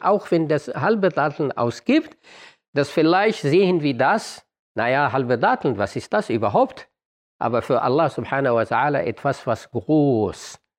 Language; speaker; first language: German; non-native, fluent; Arabic